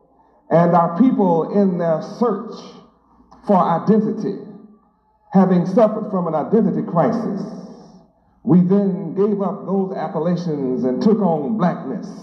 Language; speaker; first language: English; native; English